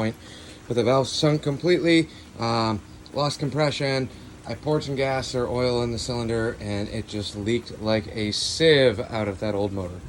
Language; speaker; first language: English; native; English